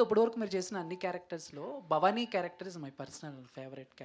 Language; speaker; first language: Telugu; native; Telugu